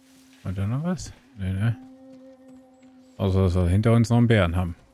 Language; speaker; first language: German; native; German